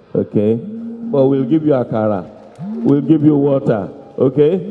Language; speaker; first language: English; non-native, local second language; Yoruba